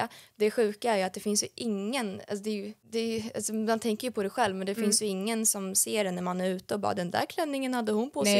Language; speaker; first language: Swedish; native; Swedish